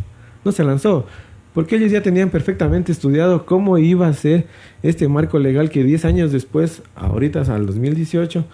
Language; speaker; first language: Spanish; native; Spanish